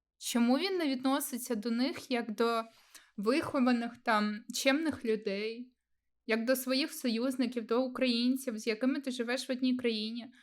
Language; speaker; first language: Ukrainian; non-native, local second language; Russian